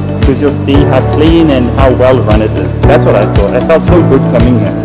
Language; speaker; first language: English; native; English